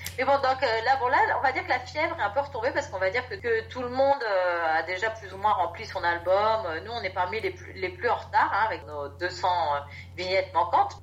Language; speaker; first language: French; native; French